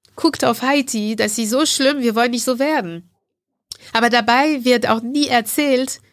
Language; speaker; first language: German; non-native, fluent; French